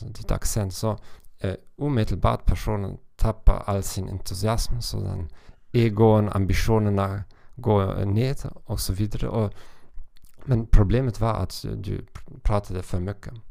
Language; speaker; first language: Swedish; non-native, learner; German